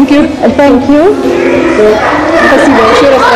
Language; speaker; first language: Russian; non-native, local second language; Ukrainian